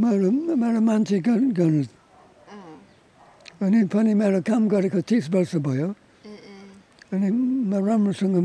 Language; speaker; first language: Nepali; non-native, learner; English